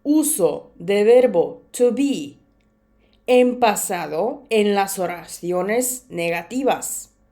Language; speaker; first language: Spanish; non-native, fluent; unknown